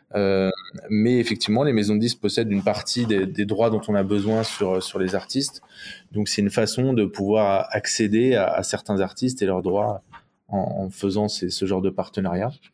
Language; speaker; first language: French; native; French